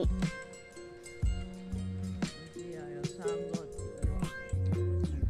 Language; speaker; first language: Cantonese; native; Cantonese